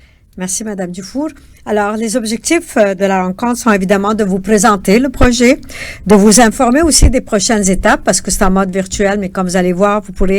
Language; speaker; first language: French; native; French